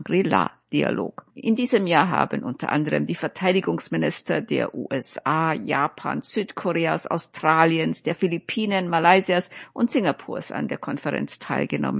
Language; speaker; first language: German; native; German